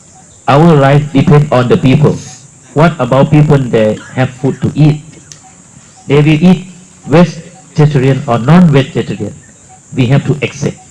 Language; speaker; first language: English; non-native, learner; Thai